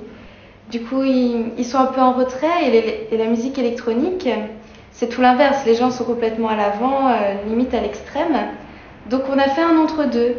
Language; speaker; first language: French; native; French